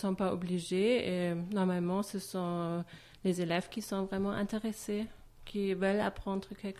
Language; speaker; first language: French; non-native, fluent; German